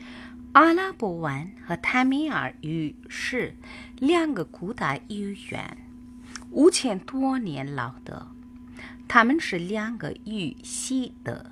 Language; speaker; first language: Chinese; non-native, fluent; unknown